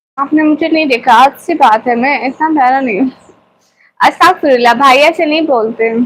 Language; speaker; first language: Urdu; non-native, local second language; Punjabi